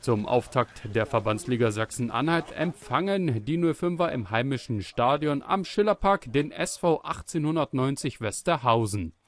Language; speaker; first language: German; native; German